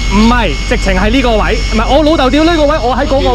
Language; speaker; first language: Chinese; native; Chinese